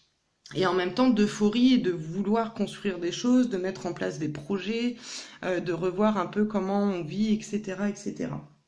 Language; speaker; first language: French; native; French